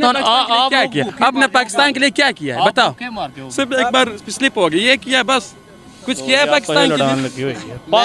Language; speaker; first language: Hindi; non-native, fluent; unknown